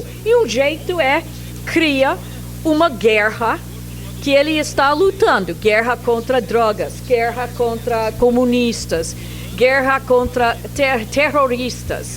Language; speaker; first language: Portuguese; non-native, fluent; English